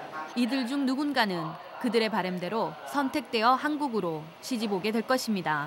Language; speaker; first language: Korean; native; Korean